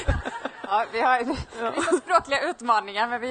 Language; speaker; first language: Swedish; native; Swedish